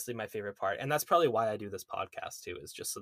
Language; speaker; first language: English; native; English